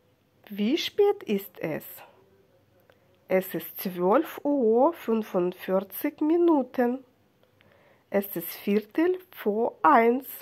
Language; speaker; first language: German; non-native, fluent; Russian